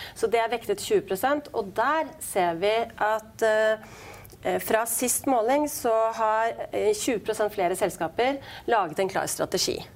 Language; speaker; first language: Norwegian; native; Norwegian